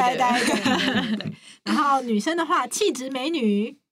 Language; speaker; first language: Chinese; native; Chinese